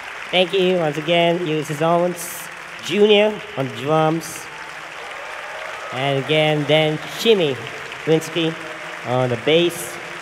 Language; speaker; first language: English; early bilingual, other home language; Indonesian